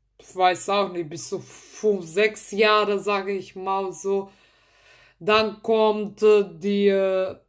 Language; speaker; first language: German; early bilingual, other home language; Macedonian